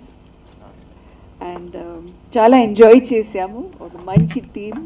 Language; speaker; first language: Telugu; non-native, local second language; English